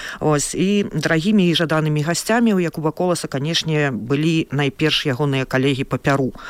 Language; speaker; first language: Belarusian; native; Belarusian